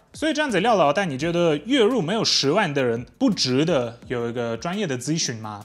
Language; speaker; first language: Chinese; non-native, fluent; Polish